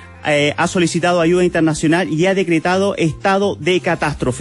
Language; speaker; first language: Spanish; native; Spanish